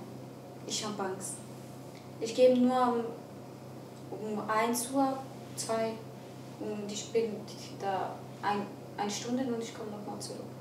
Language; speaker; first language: German; non-native, learner; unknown